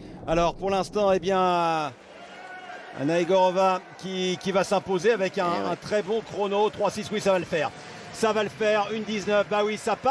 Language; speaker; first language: French; native; French